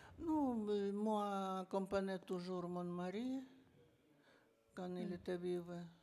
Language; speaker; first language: French; non-native, learner; Russian